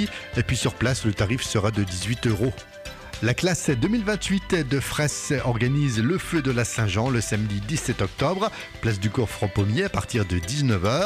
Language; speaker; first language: French; native; French